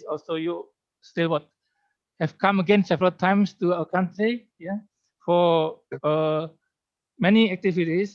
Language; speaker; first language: English; non-native, fluent; Indonesian